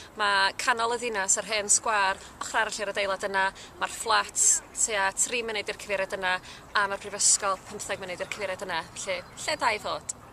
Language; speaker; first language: Welsh; native; Welsh